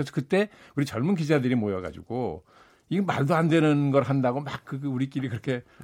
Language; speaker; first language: Korean; native; Korean